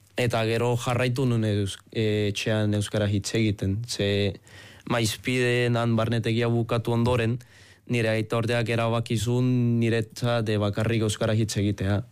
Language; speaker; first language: Basque; non-native, fluent; Spanish